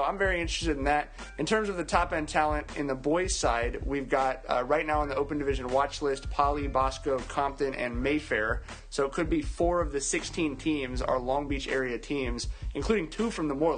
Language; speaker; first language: English; native; English